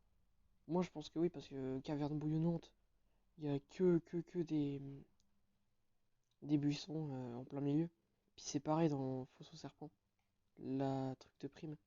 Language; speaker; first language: French; native; French